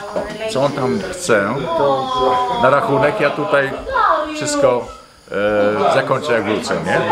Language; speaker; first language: Polish; early bilingual, heritage; Polish